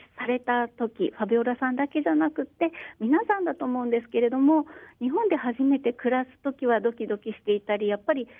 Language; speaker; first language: Japanese; native; Japanese